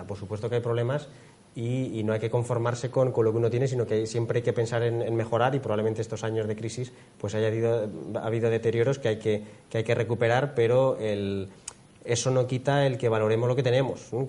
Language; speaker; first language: Spanish; native; Spanish